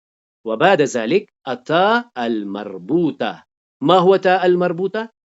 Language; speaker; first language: Arabic; non-native, fluent; Urdu